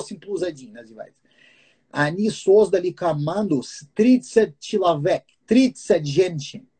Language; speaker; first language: Russian; non-native, fluent; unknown